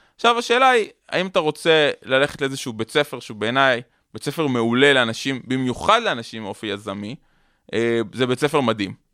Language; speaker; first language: Hebrew; native; Hebrew